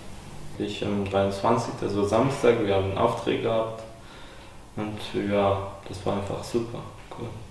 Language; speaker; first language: German; non-native, learner; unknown